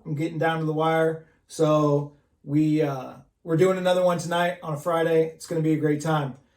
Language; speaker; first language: English; native; English